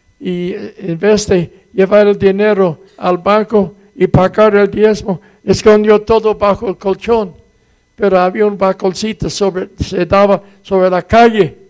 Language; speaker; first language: Spanish; non-native, fluent; English